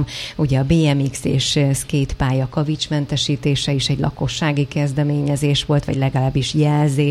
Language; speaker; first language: Hungarian; native; Hungarian